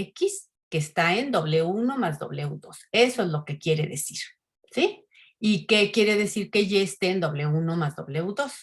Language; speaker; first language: Spanish; native; Spanish